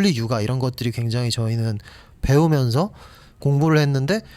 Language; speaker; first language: Korean; native; Korean